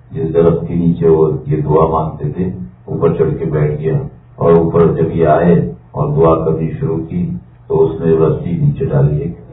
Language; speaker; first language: Urdu; native; Urdu